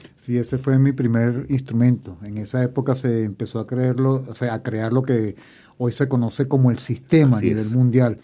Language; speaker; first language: Spanish; native; Spanish